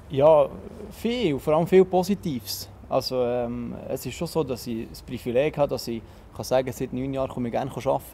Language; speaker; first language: German; native; German